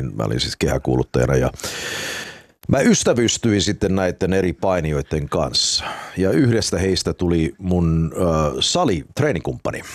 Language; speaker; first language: Finnish; early bilingual, heritage; Finnish